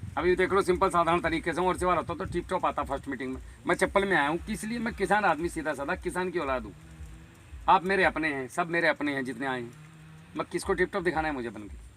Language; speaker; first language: Hindi; native; Hindi